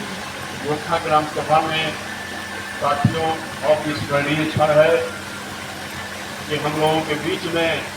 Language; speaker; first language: Hindi; native; Hindi